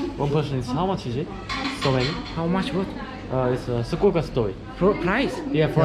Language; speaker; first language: English; non-native, learner; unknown